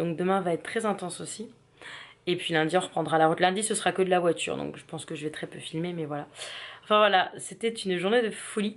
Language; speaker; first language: French; native; French